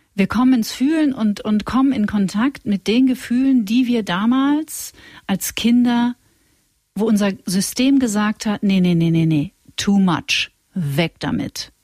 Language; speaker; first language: German; native; German